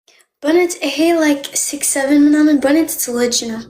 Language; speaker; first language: Amharic; early bilingual, heritage; English